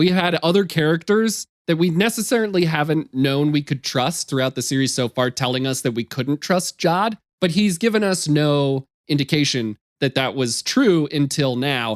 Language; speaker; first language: English; native; English